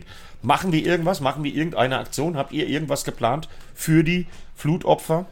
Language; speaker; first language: German; native; German